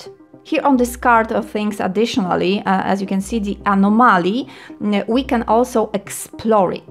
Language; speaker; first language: English; non-native, fluent; Polish